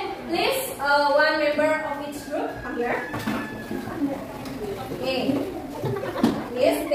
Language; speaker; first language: English; non-native, fluent; Indonesian